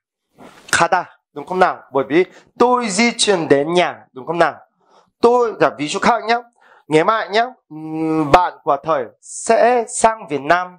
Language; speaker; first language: Vietnamese; non-native, fluent; Korean